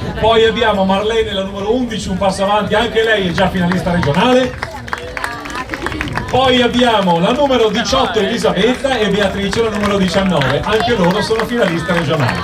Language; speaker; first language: Italian; native; Italian